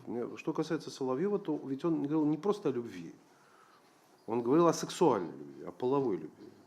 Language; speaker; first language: Russian; native; Russian